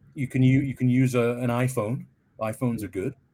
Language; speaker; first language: English; native; English